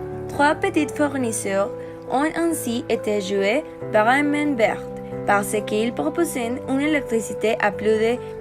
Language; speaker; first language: French; non-native, learner; Spanish